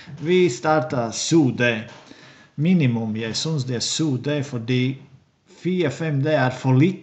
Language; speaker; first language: Swedish; non-native, learner; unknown